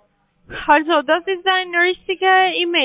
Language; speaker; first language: German; non-native, learner; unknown